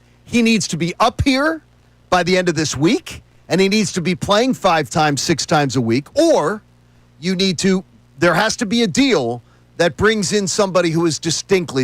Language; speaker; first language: English; native; English